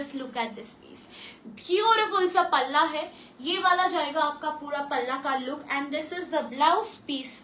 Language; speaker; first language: Hindi; non-native, local second language; Bangla